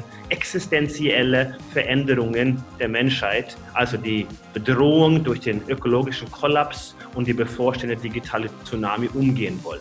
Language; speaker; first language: German; non-native, fluent; Norwegian